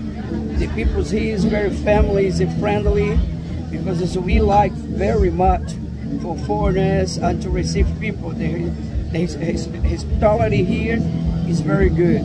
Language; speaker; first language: English; non-native, learner; Portuguese